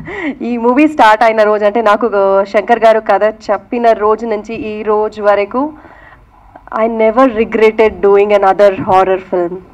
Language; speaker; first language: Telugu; non-native, local second language; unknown